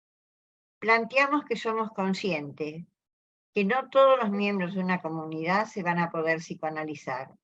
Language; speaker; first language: Spanish; native; Spanish